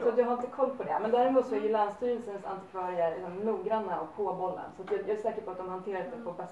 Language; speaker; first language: Swedish; native; Swedish